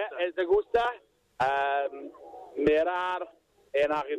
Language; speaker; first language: Spanish; non-native, learner; English